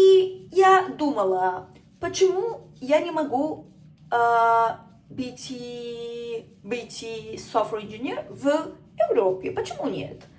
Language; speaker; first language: Russian; non-native, learner; Spanish